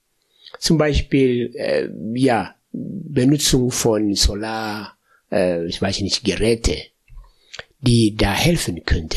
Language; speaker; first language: German; non-native, fluent; Swahili